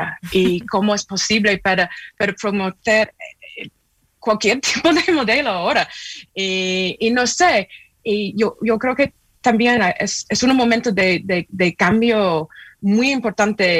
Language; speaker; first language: Spanish; non-native, fluent; English